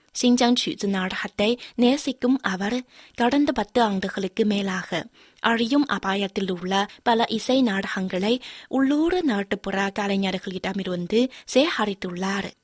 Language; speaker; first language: Tamil; non-native, fluent; Chinese